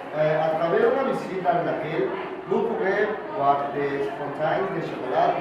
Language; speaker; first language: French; non-native, learner; Spanish